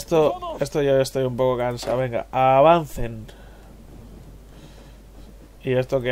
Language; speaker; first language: Spanish; native; Spanish